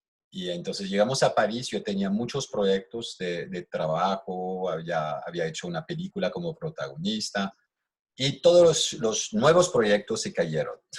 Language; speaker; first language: Spanish; non-native, fluent; French